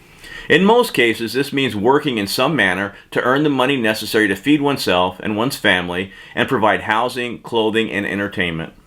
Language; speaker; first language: English; native; English